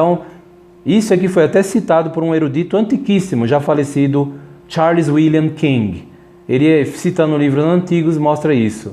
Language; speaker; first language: Portuguese; native; Portuguese